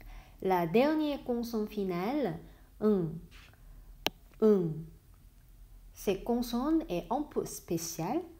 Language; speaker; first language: French; non-native, fluent; Korean